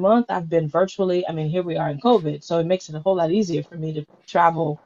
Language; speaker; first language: English; native; English